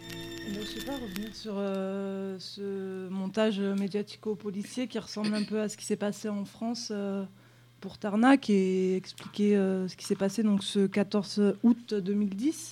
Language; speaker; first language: French; native; French